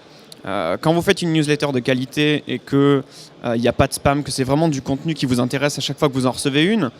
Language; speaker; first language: French; native; French